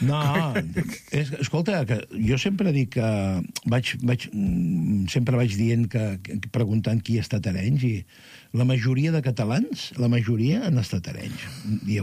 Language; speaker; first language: Catalan; native; Catalan